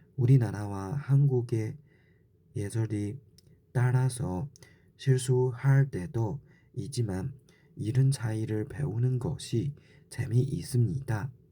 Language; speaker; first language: Korean; non-native, learner; Chinese